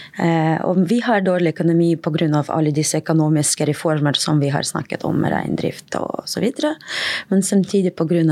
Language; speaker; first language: Norwegian; non-native, fluent; Russian